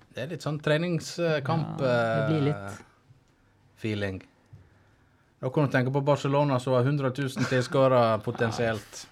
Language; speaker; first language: Norwegian; native; Norwegian